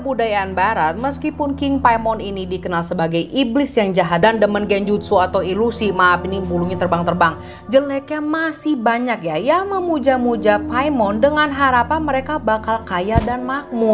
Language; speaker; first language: Indonesian; native; Indonesian